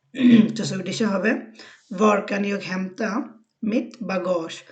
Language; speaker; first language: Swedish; non-native, fluent; Bangla